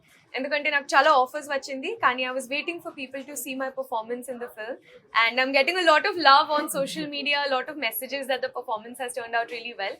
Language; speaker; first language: Telugu; non-native, learner; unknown